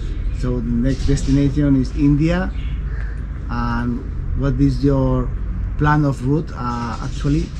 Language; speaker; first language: English; non-native, learner; Spanish